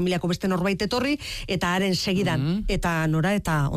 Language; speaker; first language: Basque; native; Basque